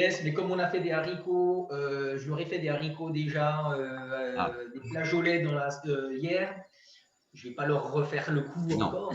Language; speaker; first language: French; native; French